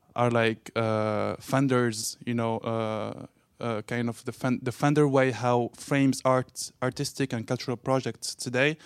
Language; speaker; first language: English; non-native, fluent; Arabic